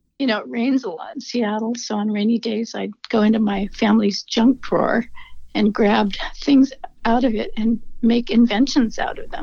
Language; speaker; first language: English; native; English